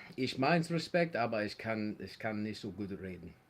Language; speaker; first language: German; non-native, learner; English